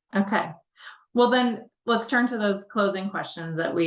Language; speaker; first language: English; native; English